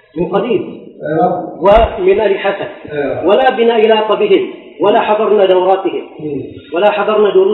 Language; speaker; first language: Arabic; non-native, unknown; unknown